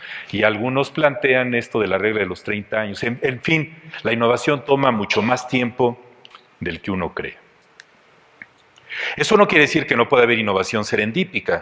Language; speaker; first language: Spanish; native; Spanish